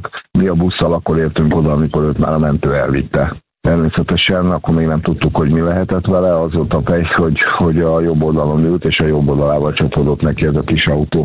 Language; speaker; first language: Hungarian; native; Hungarian